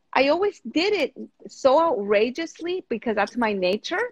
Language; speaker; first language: Spanish; native; Spanish